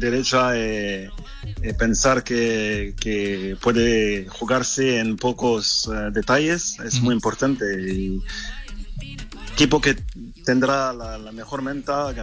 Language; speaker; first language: Spanish; non-native, fluent; French